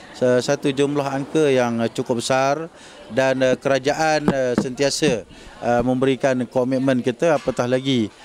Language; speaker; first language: Malay; native; Malay